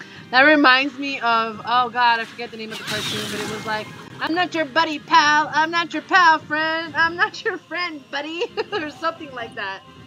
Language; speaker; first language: English; early bilingual, other home language; Spanish